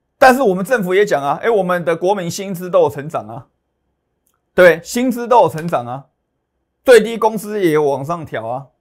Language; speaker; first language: Chinese; native; Chinese